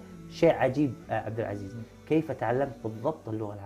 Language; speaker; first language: Arabic; native; Arabic